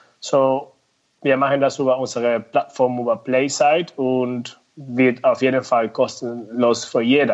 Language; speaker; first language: German; non-native, fluent; Spanish